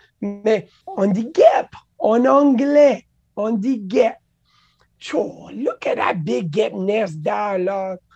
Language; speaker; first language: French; non-native, local second language; English